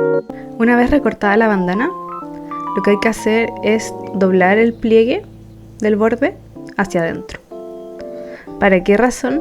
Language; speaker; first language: Spanish; native; Spanish